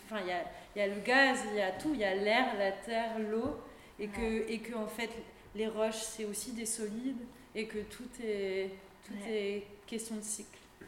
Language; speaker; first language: French; native; French